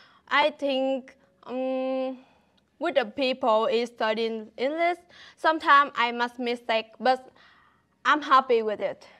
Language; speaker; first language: English; non-native, learner; Vietnamese